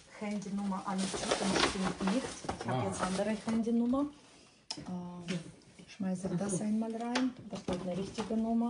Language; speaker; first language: German; non-native, fluent; Russian